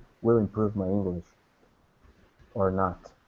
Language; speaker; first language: English; non-native, learner; Portuguese